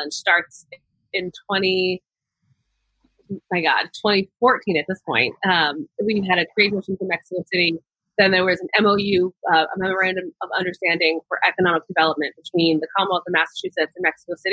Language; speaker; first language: English; native; English